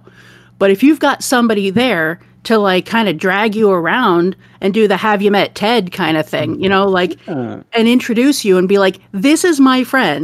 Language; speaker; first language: English; native; English